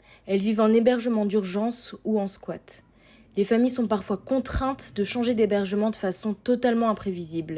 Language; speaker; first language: French; native; French